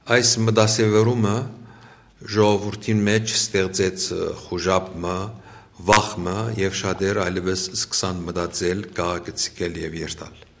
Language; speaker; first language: Armenian; early bilingual, heritage; Armenian